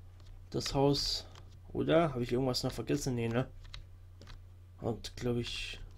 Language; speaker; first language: German; native; German